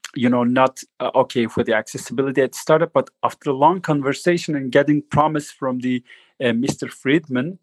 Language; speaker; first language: English; non-native, fluent; Turkish